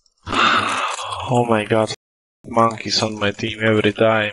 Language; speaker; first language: English; non-native, learner; Russian